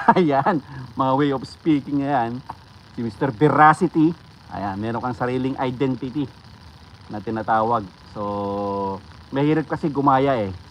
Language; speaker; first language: Filipino; non-native, local second language; Iloko